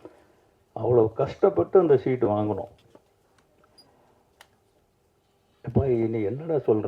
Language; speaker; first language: Tamil; native; Tamil